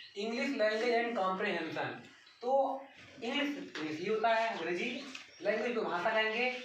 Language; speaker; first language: Hindi; native; Hindi